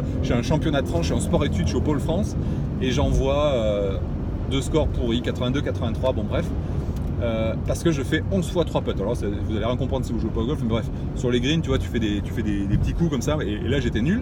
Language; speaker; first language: French; native; French